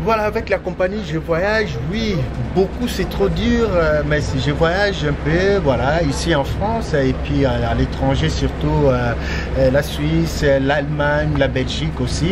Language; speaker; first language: French; non-native, local second language; Lingala